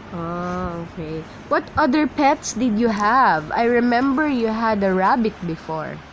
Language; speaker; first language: English; non-native, local second language; Filipino